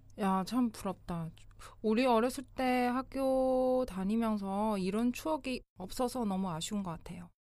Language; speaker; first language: Korean; non-native, fluent; Chinese